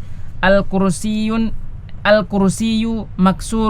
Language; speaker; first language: Arabic; non-native, learner; Indonesian